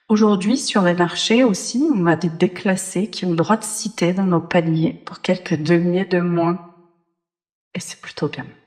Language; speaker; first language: French; native; French